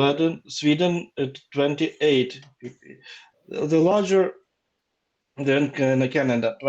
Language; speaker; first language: English; non-native, learner; Ukrainian